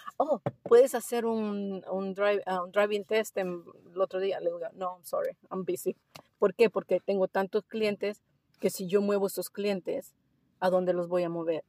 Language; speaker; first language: Spanish; native; Spanish